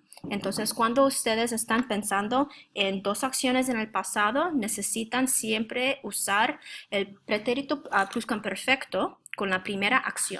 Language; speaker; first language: Spanish; non-native, fluent; English